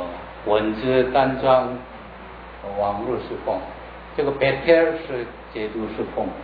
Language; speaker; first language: Chinese; non-native, learner; Korean